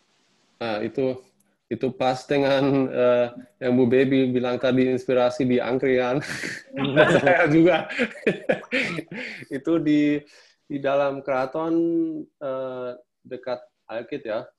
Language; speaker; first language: Indonesian; non-native, fluent; German